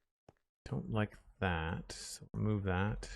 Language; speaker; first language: English; native; English